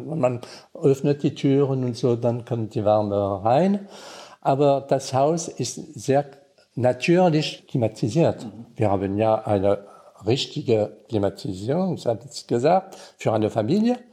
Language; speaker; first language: German; non-native, local second language; French